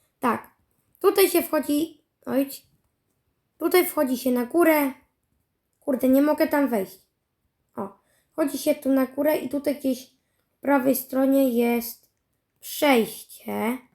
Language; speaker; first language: Polish; native; Polish